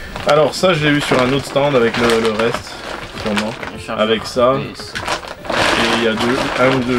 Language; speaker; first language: French; native; French